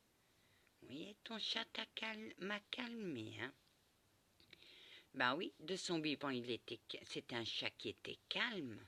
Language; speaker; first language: French; early bilingual, other home language; Portuguese